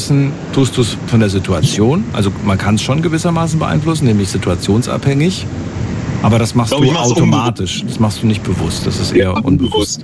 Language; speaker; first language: German; native; German